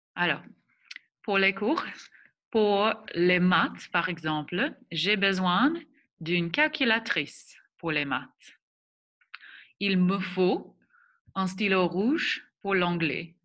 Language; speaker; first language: French; non-native, fluent; English